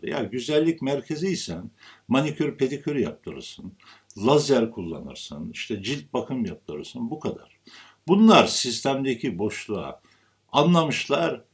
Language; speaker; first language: Turkish; native; Turkish